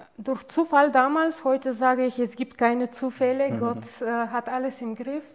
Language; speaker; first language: German; non-native, fluent; Bulgarian